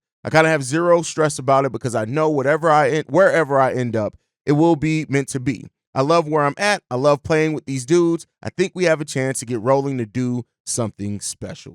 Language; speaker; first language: English; native; English